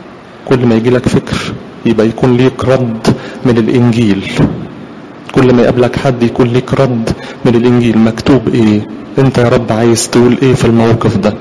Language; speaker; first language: Arabic; native; Arabic